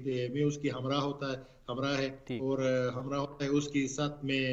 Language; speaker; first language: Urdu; non-native, learner; Pashto